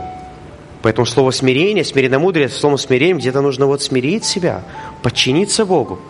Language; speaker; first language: Russian; native; Russian